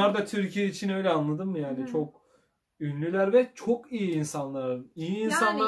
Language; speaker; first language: Turkish; native; Turkish